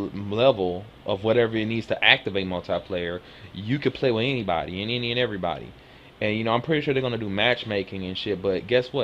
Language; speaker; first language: English; native; English